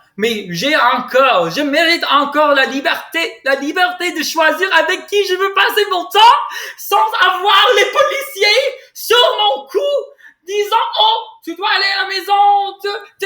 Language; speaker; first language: French; non-native, fluent; English